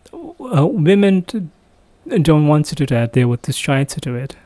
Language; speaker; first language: English; non-native, fluent; Indonesian